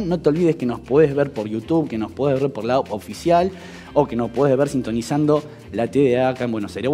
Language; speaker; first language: Spanish; native; Spanish